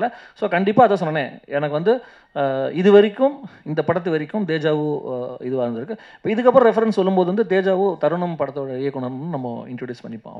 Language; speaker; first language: Tamil; native; Tamil